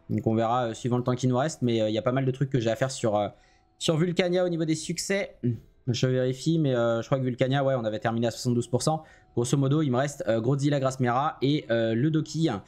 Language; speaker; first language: French; native; French